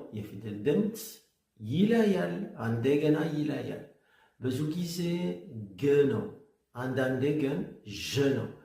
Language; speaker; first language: Amharic; non-native, learner; French